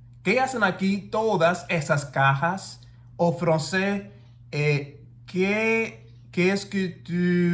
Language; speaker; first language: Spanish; non-native, learner; English